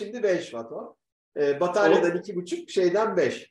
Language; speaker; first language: Turkish; native; Turkish